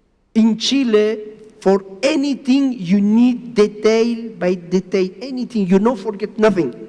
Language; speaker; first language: English; non-native, learner; Spanish